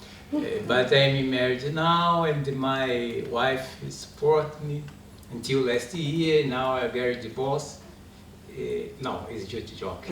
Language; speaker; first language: English; non-native, learner; Portuguese